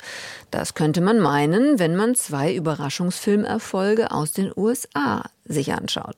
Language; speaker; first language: German; native; German